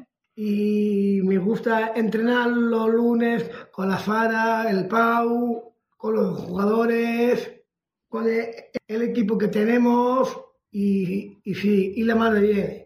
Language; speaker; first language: Spanish; non-native, local second language; Catalan